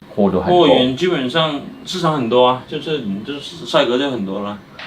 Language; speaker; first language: Chinese; native; Chinese